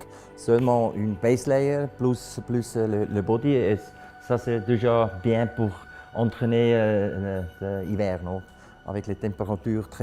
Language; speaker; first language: French; non-native, local second language; German